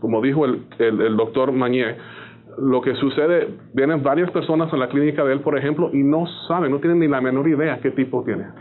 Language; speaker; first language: Spanish; native; Spanish